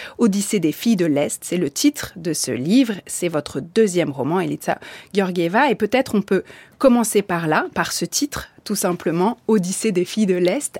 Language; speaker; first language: French; native; French